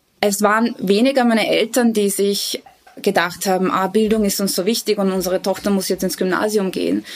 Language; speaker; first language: German; early bilingual, other home language; Bosnian